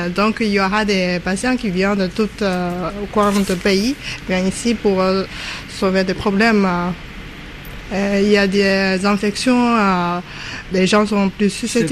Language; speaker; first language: French; non-native, fluent; Chinese